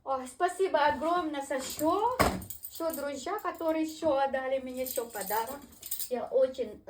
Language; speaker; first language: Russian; non-native, learner; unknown